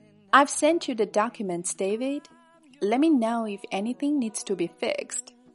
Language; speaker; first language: English; non-native, fluent; Chinese